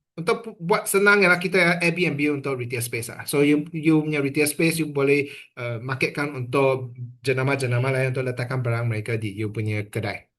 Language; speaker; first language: Malay; non-native, local second language; Chinese